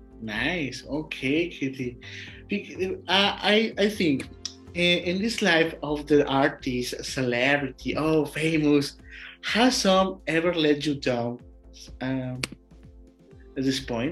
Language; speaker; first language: English; non-native, learner; Spanish